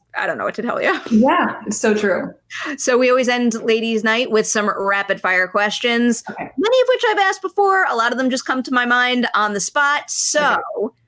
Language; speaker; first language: English; native; English